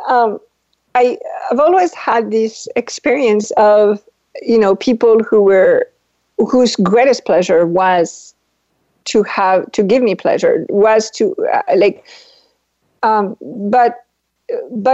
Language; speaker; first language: English; non-native, fluent; French